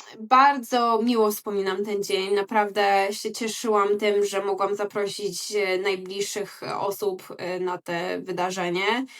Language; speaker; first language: Polish; early bilingual, heritage; Polish